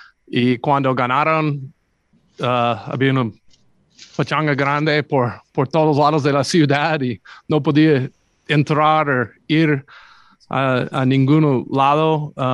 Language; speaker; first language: Spanish; non-native, learner; English